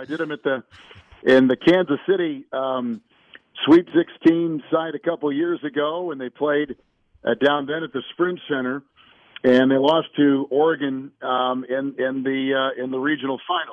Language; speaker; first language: English; native; English